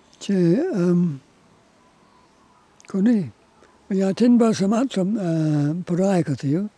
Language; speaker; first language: Nepali; non-native, learner; English